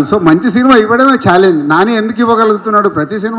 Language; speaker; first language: Telugu; native; Telugu